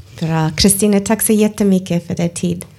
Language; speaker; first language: Swedish; non-native, learner; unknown